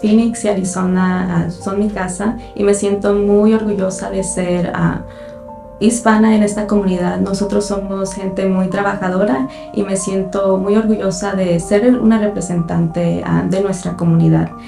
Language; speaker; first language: Spanish; early bilingual, heritage; Spanish